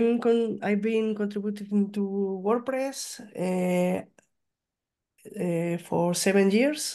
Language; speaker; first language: English; non-native, learner; Spanish